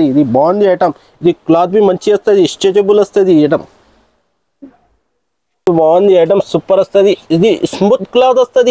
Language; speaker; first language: Telugu; non-native, local second language; Urdu